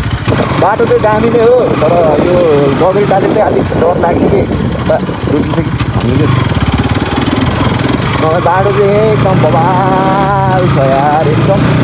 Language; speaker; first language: Nepali; native; Nepali